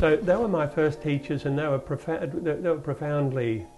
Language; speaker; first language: English; native; English